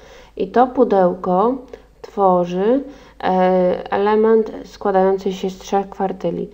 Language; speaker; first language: Polish; native; Polish